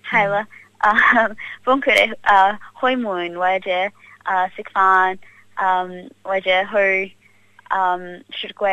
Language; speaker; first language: Cantonese; early bilingual, heritage; Cantonese